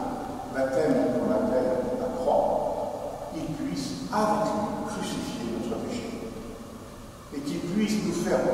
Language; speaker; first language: French; native; French